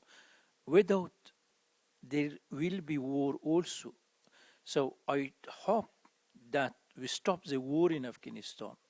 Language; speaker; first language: English; non-native, fluent; Persian